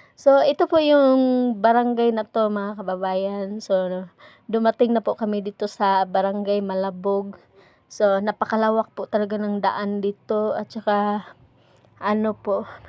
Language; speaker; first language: Filipino; non-native, local second language; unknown